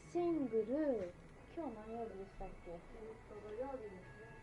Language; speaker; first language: Japanese; native; Japanese